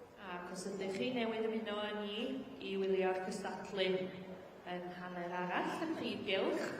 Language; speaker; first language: Welsh; native; Welsh